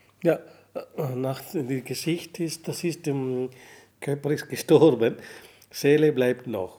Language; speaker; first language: German; non-native, learner; Tamil